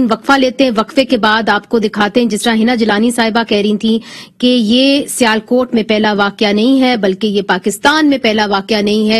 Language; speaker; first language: Urdu; native; Urdu